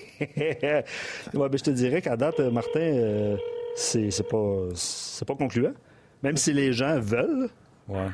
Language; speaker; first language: French; native; French